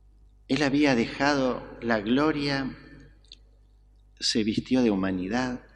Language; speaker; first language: Spanish; native; Spanish